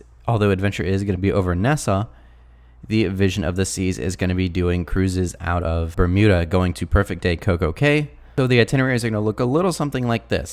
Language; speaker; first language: English; native; English